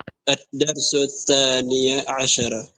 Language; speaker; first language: Arabic; non-native, learner; Filipino